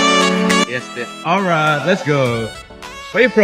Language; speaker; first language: English; non-native, learner; Indonesian